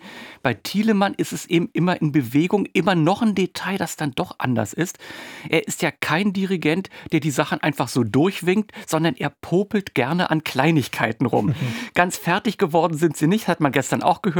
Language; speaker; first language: German; native; German